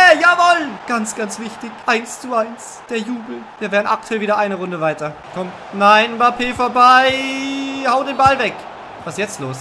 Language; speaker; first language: German; native; German